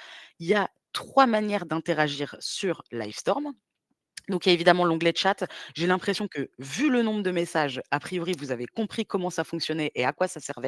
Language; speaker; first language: French; native; French